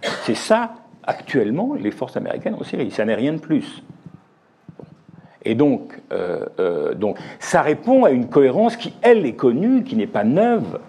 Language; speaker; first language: French; native; French